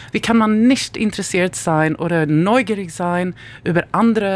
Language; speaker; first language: German; non-native, learner; Swedish